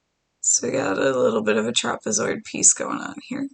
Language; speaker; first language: English; native; English